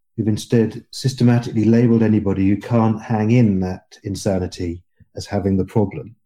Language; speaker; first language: English; native; English